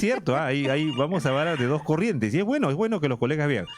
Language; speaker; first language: Spanish; native; Spanish